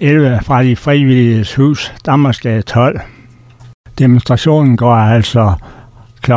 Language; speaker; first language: Danish; native; Danish